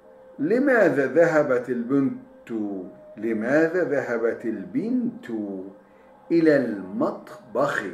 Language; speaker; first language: Arabic; non-native, fluent; Turkish